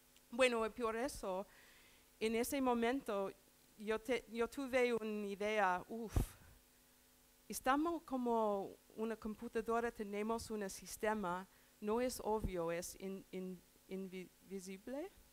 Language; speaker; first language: Spanish; non-native, learner; English